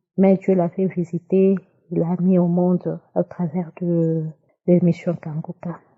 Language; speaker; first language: French; non-native, local second language; Lingala